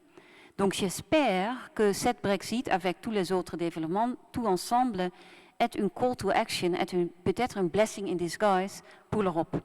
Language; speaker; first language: French; non-native, fluent; Dutch